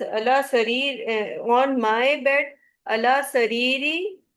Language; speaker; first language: Arabic; non-native, learner; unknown